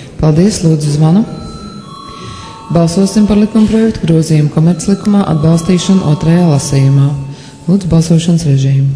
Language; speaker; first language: Latvian; native; Latvian